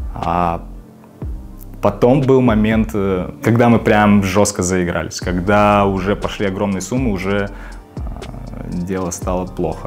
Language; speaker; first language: Russian; native; Russian